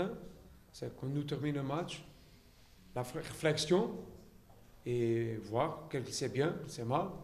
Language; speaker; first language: French; non-native, learner; Portuguese